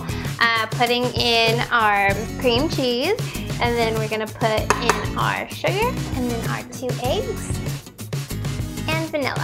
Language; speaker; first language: English; native; English